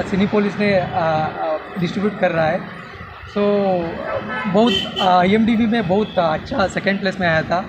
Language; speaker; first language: Hindi; non-native, local second language; Kannada